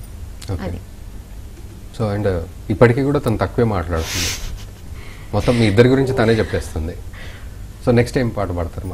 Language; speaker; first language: Telugu; native; Telugu